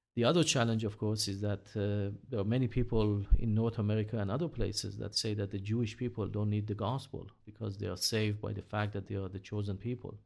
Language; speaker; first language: English; non-native, fluent; Hebrew